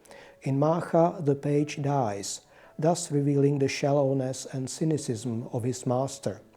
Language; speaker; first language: English; non-native, fluent; Czech